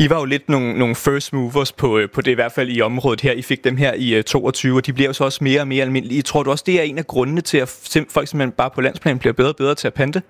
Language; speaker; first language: Danish; native; Danish